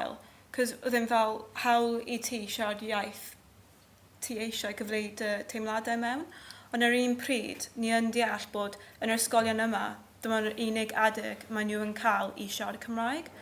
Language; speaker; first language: Welsh; non-native, local second language; English